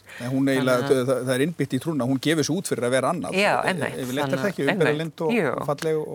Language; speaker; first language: Icelandic; native; Icelandic